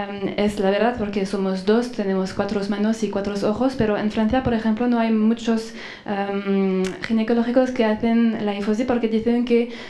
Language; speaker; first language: Spanish; non-native, fluent; French